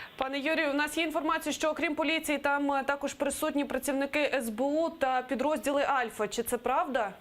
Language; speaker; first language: Ukrainian; native; Ukrainian